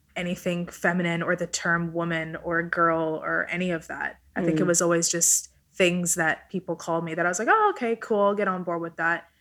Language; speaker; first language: English; non-native, fluent; Italian